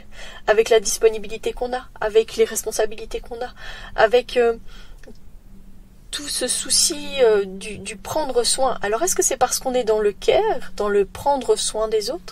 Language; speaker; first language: French; native; French